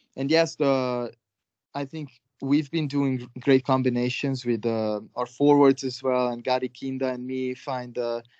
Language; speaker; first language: English; non-native, fluent; Hungarian